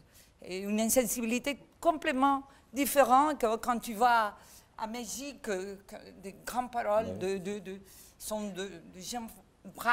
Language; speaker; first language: French; non-native, learner; Catalan